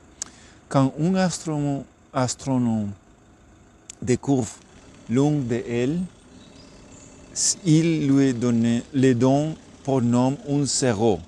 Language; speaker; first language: French; non-native, learner; Spanish